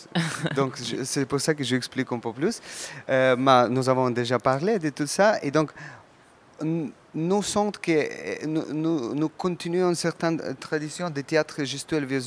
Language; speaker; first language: French; non-native, learner; Russian